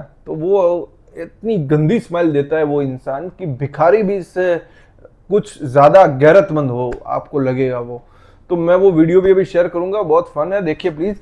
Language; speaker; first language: Hindi; non-native, local second language; Gujarati